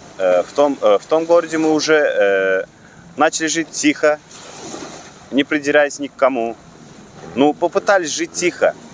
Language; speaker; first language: Russian; non-native, local second language; Turkmen